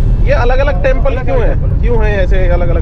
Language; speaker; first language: Hindi; native; Hindi